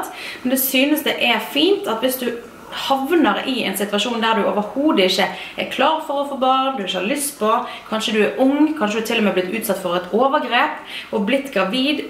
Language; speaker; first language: Norwegian; native; Norwegian